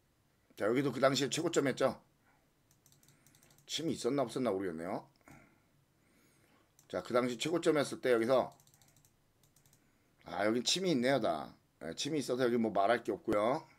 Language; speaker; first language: Korean; native; Korean